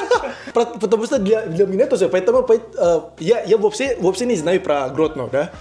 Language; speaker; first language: Russian; non-native, learner; Indonesian